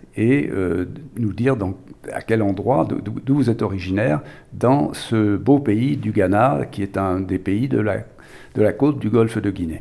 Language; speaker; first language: French; native; French